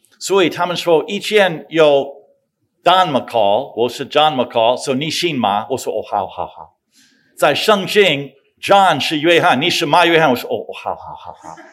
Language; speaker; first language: Chinese; non-native, fluent; English